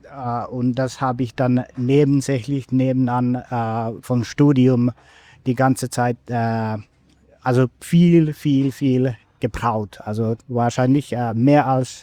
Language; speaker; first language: German; non-native, fluent; Finnish